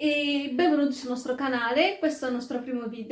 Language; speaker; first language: Italian; early bilingual, other home language; Arabic